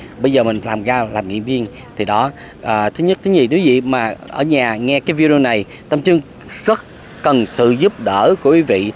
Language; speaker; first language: Vietnamese; early bilingual, other home language; English